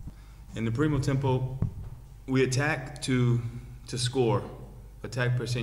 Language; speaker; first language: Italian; non-native, learner; English